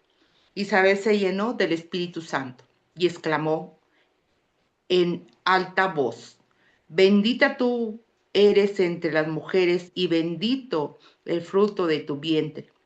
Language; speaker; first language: Spanish; native; Spanish